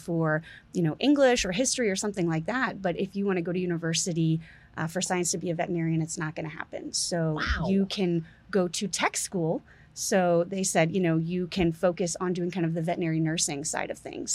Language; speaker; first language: English; native; English